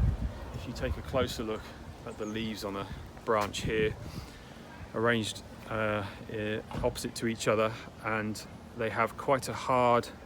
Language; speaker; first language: English; native; English